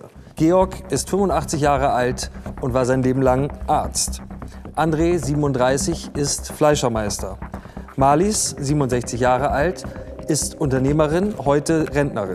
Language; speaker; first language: German; native; German